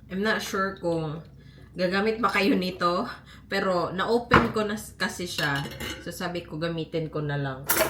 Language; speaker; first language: Filipino; non-native, local second language; Cebuano